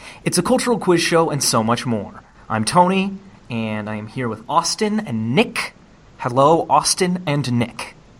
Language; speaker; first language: English; native; English